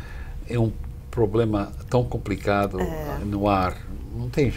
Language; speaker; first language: Portuguese; non-native, fluent; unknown